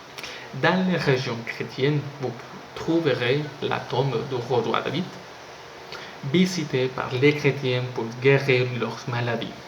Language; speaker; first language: French; non-native, learner; Spanish